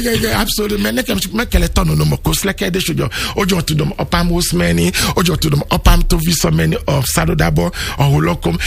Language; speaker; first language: Hungarian; non-native, fluent; Yoruba